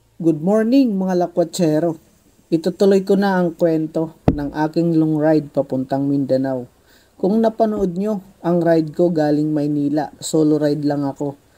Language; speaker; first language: Filipino; non-native, local second language; Waray